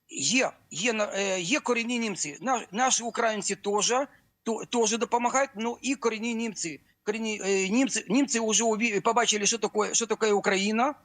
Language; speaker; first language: Ukrainian; non-native, local second language; Russian